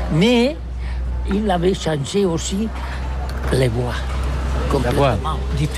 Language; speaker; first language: French; non-native, learner; Catalan